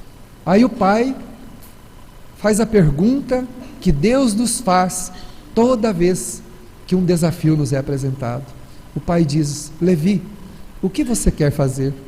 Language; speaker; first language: Portuguese; native; Portuguese